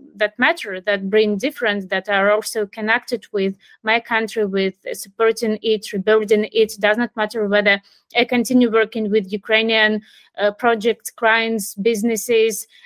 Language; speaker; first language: English; non-native, fluent; Ukrainian